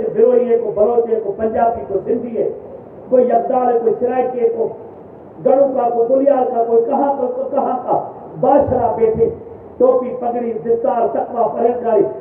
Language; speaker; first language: Urdu; non-native, local second language; Sindhi